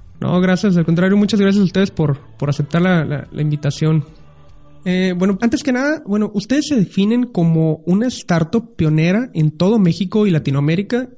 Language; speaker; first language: Spanish; native; Spanish